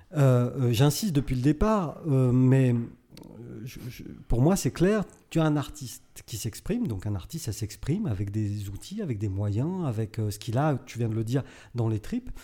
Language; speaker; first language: French; native; French